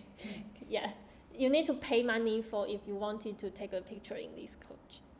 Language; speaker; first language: English; non-native, learner; Chinese